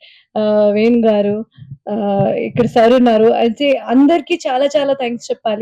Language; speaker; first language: Telugu; non-native, fluent; Hindi